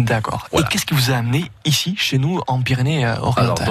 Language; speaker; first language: French; native; French